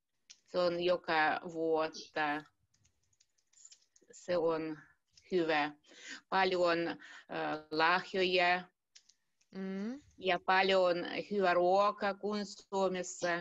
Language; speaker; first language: Finnish; non-native, learner; Russian